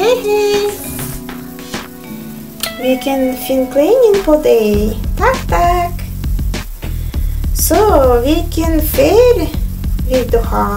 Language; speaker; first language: Swedish; non-native, fluent; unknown